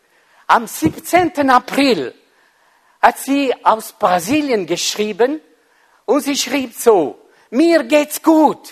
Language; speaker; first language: German; non-native, fluent; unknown